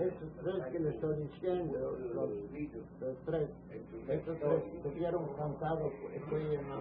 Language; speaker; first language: Spanish; early bilingual, heritage; Ladino